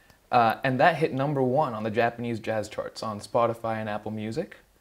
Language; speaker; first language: English; early bilingual, other home language; Japanese